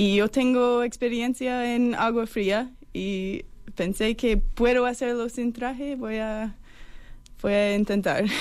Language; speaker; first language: Spanish; non-native, fluent; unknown